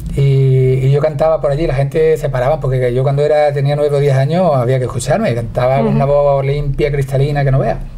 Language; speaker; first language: Spanish; native; Spanish